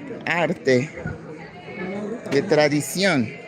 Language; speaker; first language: Spanish; non-native, learner; English